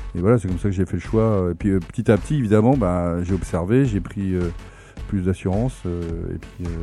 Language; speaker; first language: French; native; French